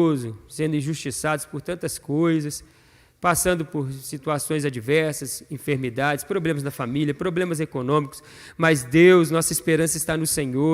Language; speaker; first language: Portuguese; native; Portuguese